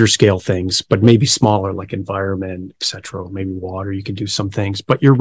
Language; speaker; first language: English; native; English